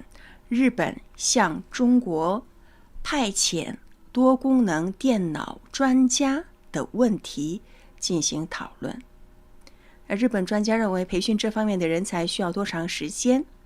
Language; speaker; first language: Chinese; native; Chinese